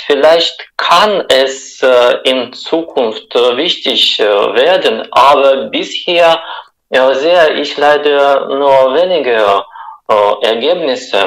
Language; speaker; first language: German; non-native, fluent; Russian